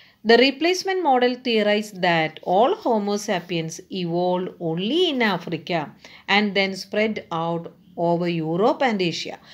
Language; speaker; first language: English; non-native, local second language; Malayalam